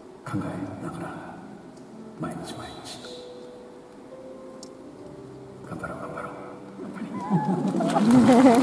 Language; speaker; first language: Japanese; non-native, learner; Korean